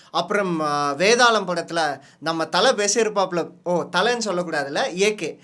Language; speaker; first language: Tamil; native; Tamil